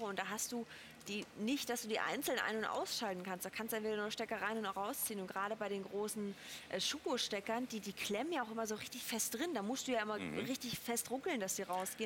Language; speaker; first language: German; native; German